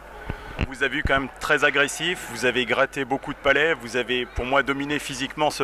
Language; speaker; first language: French; native; French